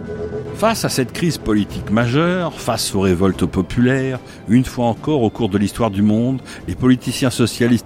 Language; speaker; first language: French; native; French